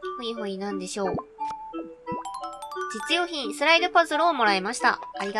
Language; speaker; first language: Japanese; native; Japanese